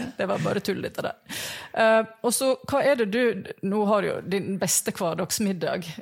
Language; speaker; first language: Norwegian; native; Norwegian